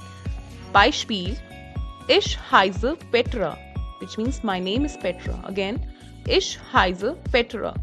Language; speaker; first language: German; non-native, fluent; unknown